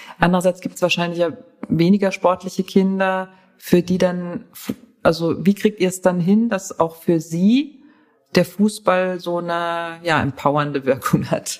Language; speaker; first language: German; native; German